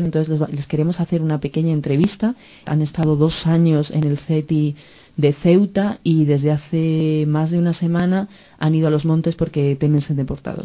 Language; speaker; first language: Spanish; native; Spanish